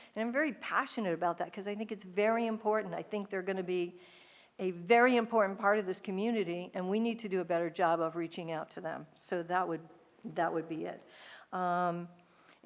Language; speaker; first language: English; native; English